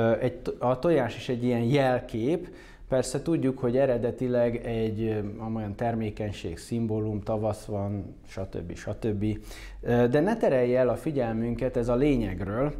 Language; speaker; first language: Hungarian; native; Hungarian